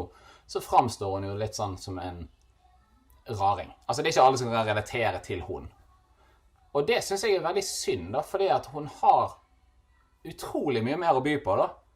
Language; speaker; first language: Norwegian; native; Norwegian